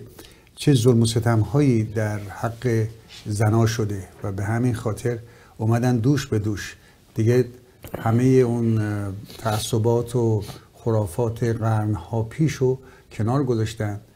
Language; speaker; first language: Persian; native; Persian